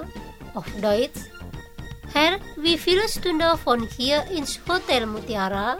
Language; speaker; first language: German; non-native, learner; Indonesian